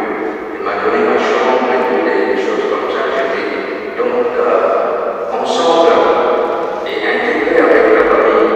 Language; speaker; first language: French; non-native, local second language; Morisyen